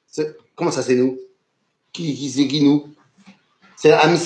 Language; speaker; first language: French; native; French